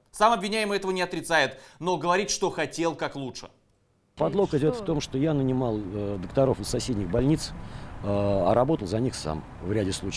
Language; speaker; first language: Russian; native; Russian